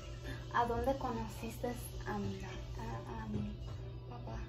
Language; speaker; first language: Spanish; early bilingual, heritage; Spanish